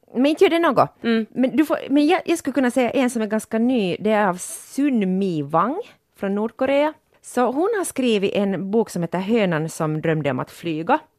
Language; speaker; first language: Swedish; non-native, local second language; Finnish